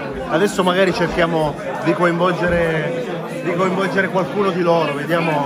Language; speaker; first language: Italian; native; Italian